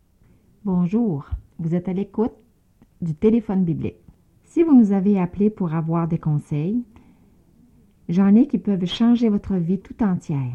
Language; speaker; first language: French; native; French